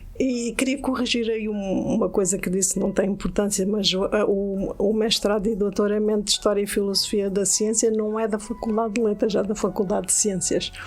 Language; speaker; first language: Portuguese; native; Portuguese